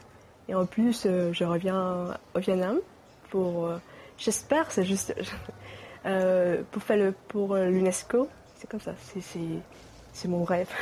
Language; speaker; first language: French; non-native, local second language; Vietnamese